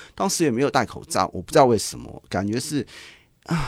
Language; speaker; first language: Chinese; non-native, local second language; Cantonese